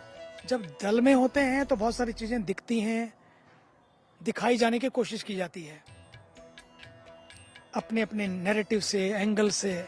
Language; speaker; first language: Hindi; native; Hindi